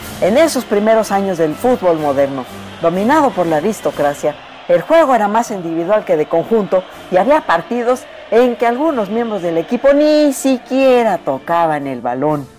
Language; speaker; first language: Spanish; native; Spanish